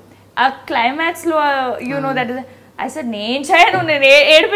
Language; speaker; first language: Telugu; non-native, local second language; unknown